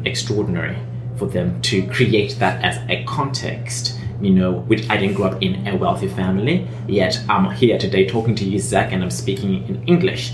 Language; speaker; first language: English; native; English